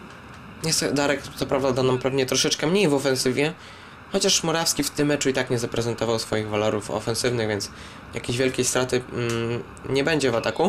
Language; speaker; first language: Polish; native; Polish